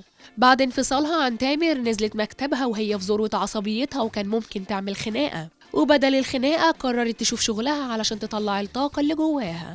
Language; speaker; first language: Arabic; native; Arabic